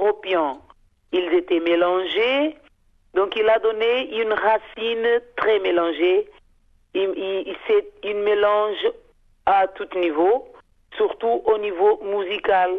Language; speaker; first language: French; non-native, fluent; Portuguese